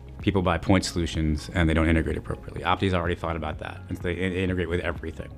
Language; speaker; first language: English; native; English